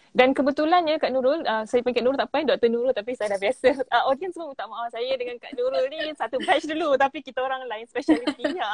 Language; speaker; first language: Malay; native; Malay